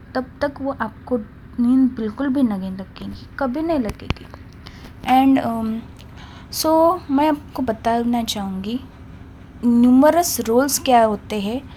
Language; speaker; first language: Hindi; non-native, local second language; Marathi